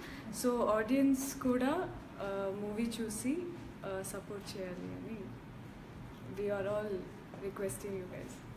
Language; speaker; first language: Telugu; non-native, learner; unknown